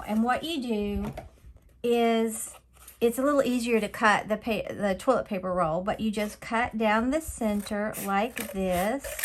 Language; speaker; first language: English; native; English